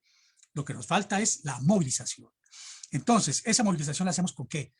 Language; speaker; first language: Spanish; native; Spanish